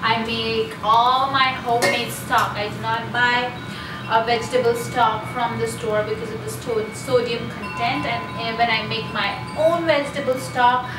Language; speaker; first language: English; non-native, local second language; Hindi